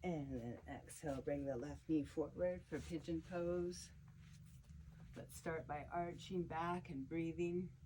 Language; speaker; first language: English; native; English